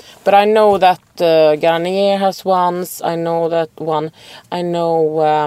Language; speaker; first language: English; non-native, fluent; Swedish